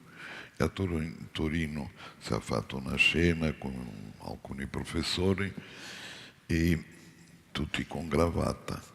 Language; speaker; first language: Italian; non-native, fluent; Portuguese